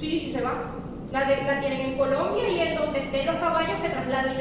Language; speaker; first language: Spanish; native; Spanish